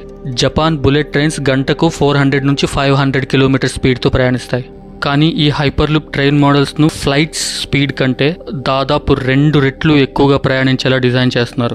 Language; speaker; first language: Telugu; native; Telugu